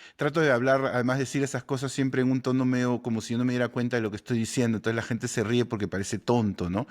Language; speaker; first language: Spanish; native; Spanish